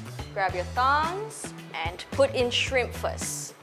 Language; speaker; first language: English; non-native, local second language; Malay